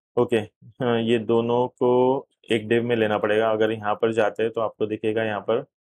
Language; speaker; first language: Hindi; native; Hindi